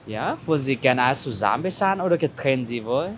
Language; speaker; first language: German; non-native, fluent; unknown